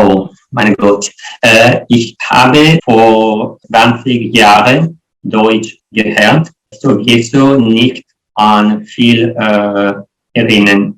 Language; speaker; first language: German; non-native, learner; Italian